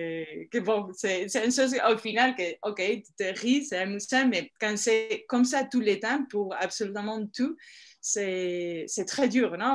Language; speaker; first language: French; non-native, fluent; Spanish